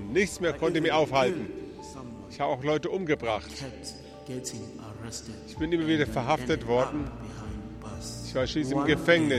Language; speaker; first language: German; early bilingual, heritage; German